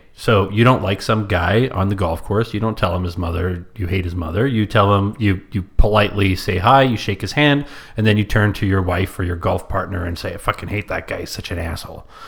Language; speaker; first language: English; non-native, local second language; French